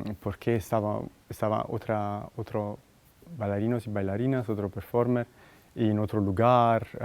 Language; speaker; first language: Spanish; non-native, fluent; Italian